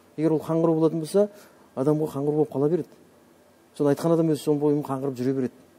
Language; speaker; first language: Kazakh; native; Kazakh